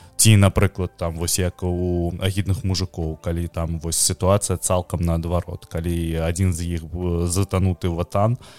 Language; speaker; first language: Belarusian; non-native, local second language; Russian